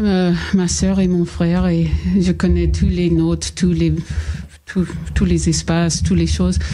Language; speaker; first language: French; non-native, learner; English